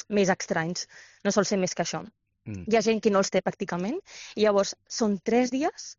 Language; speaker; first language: Catalan; native; Catalan